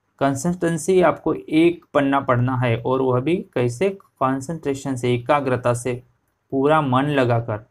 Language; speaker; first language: Hindi; non-native, local second language; Marathi